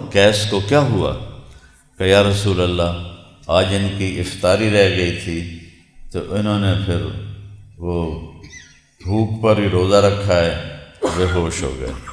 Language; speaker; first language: Urdu; non-native, local second language; Punjabi